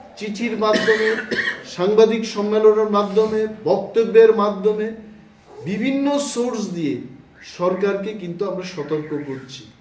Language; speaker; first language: Bangla; non-native, local second language; Kok Borok